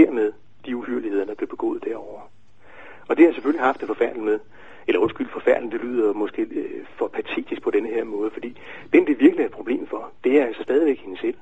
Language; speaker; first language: Danish; native; Danish